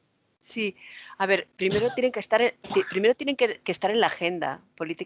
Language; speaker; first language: Spanish; native; Spanish